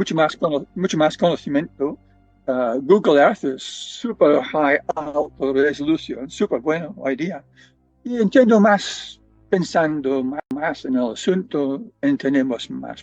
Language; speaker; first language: Spanish; non-native, fluent; English